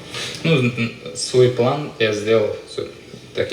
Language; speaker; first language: Russian; non-native, local second language; Uzbek